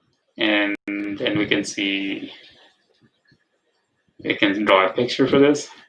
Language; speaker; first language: English; non-native, fluent; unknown